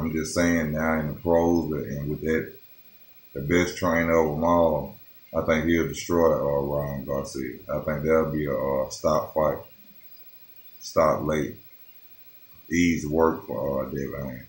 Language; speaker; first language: English; native; English